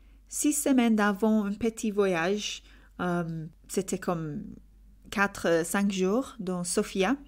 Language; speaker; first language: French; non-native, learner; English